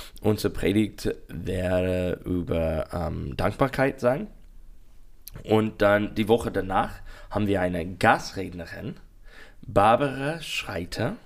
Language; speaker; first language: German; non-native, learner; English